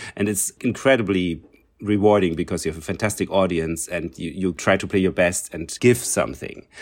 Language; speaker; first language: English; non-native, fluent; German